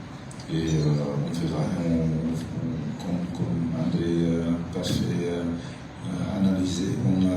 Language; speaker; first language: French; non-native, fluent; Dutch